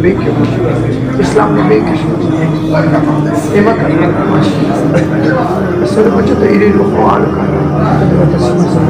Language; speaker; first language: Japanese; non-native, learner; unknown